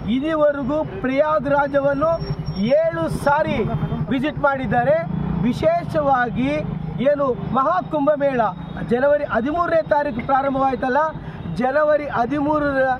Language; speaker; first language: Kannada; native; Kannada